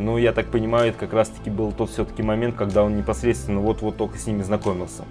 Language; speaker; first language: Russian; native; Russian